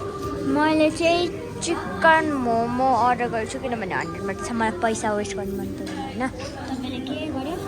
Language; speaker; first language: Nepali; non-native, local second language; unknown